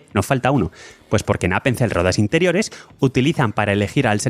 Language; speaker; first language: Spanish; native; Spanish